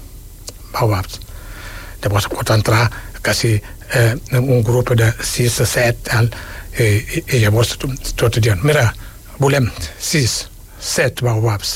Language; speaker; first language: Catalan; non-native, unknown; Wolof